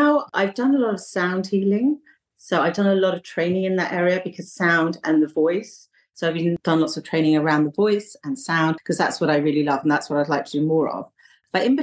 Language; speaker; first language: English; native; English